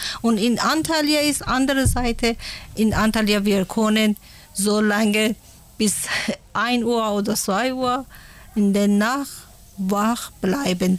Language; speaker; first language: German; non-native, learner; Persian